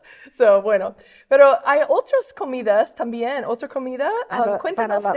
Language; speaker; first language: Spanish; non-native, fluent; English